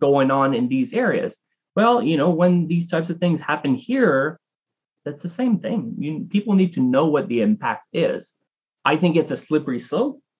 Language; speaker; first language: English; native; English